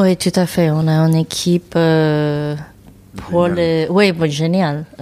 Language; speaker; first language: French; non-native, learner; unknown